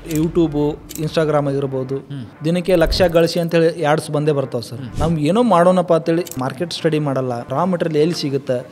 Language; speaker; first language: Kannada; native; Kannada